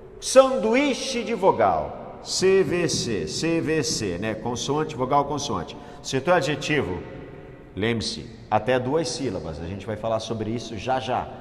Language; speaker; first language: Portuguese; non-native, fluent; English